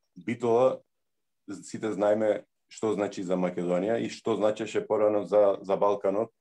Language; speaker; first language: Macedonian; early bilingual, heritage; Macedonian